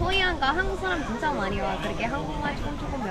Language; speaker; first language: Korean; non-native, learner; Vietnamese